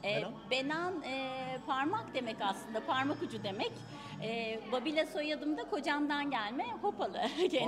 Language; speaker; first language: Turkish; native; Turkish